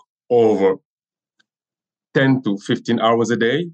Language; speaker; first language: English; non-native, learner; French